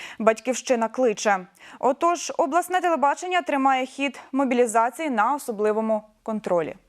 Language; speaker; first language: Ukrainian; native; Ukrainian